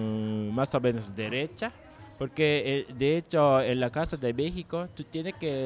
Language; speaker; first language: Spanish; non-native, learner; Japanese